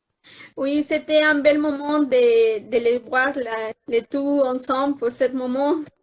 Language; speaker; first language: French; non-native, learner; Spanish